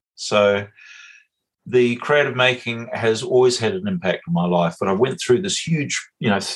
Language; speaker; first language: English; native; English